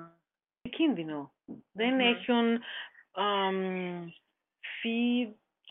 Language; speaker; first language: Greek; non-native, learner; German